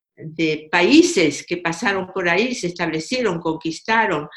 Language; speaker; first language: Spanish; native; Spanish